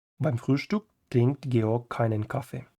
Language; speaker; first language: German; non-native, fluent; Ukrainian